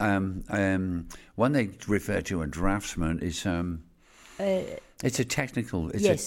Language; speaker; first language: English; native; English